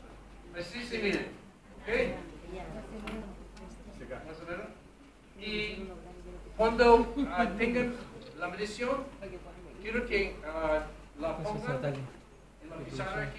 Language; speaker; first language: Spanish; non-native, fluent; English